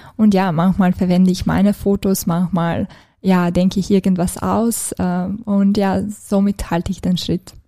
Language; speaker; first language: German; non-native, fluent; Serbian